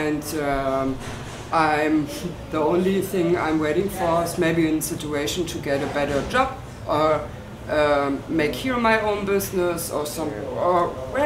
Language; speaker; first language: English; non-native, learner; German